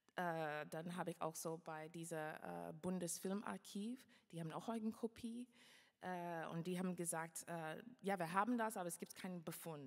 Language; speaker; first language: German; non-native, fluent; English